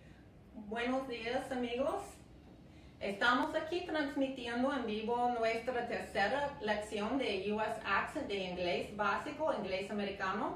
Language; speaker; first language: Spanish; non-native, fluent; English